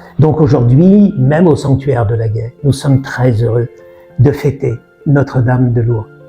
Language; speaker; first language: French; native; French